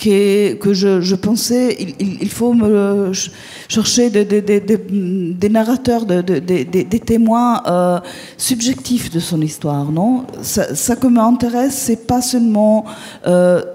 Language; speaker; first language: French; non-native, fluent; Italian